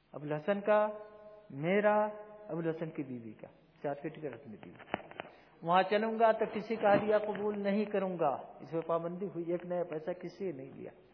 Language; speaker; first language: Urdu; native; Urdu